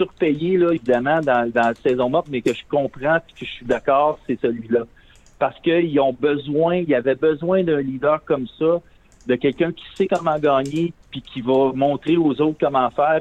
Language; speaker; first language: French; native; French